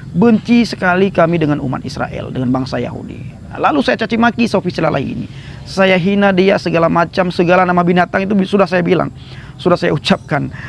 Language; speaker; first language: Indonesian; non-native, local second language; Achinese